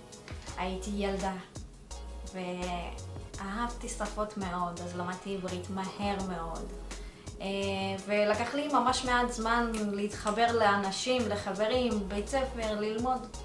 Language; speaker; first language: Hebrew; early bilingual, other home language; Russian